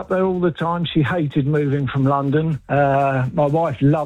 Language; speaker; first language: English; native; English